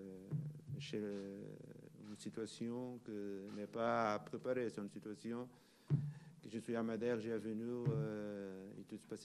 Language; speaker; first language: French; non-native, learner; Portuguese